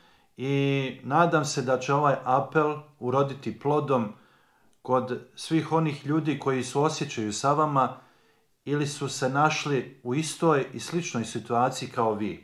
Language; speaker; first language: Croatian; native; Croatian